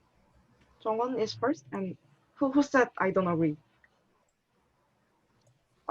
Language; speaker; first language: English; non-native, learner; Korean